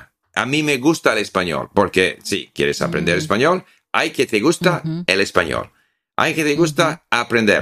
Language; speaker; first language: Spanish; non-native, fluent; English